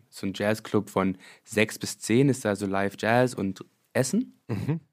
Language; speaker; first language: German; early bilingual, other home language; English